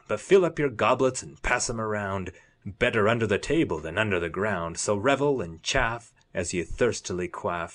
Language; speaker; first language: English; native; English